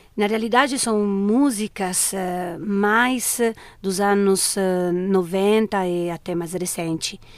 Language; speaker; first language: Portuguese; non-native, fluent; Italian